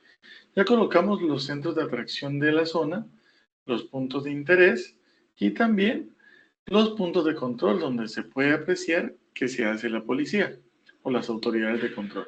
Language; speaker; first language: Spanish; native; Spanish